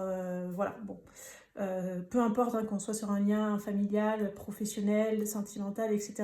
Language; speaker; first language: French; native; French